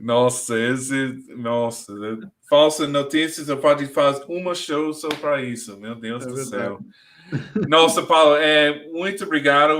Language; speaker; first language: Portuguese; non-native, learner; English